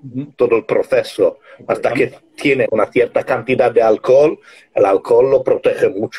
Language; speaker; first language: Spanish; non-native, fluent; English